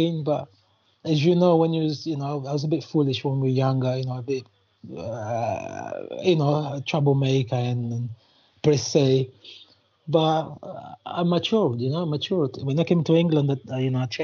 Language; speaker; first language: English; non-native, fluent; Portuguese